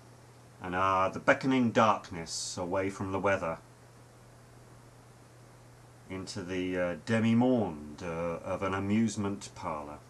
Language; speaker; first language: English; native; English